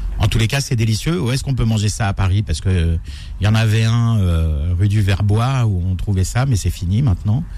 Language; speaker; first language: French; native; French